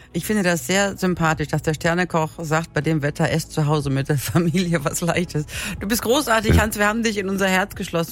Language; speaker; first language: German; native; German